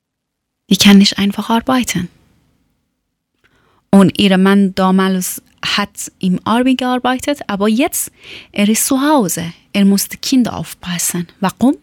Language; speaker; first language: German; non-native, learner; Persian